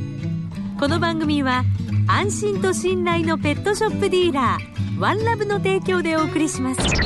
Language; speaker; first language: Japanese; native; Japanese